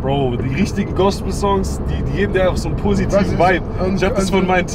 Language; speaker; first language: German; native; German